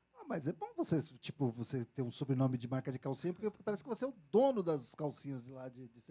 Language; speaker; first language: Portuguese; native; Portuguese